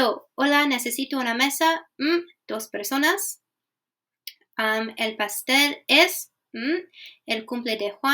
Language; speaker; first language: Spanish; non-native, fluent; English